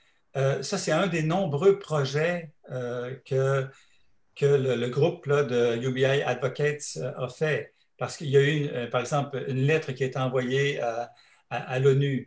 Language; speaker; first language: French; native; French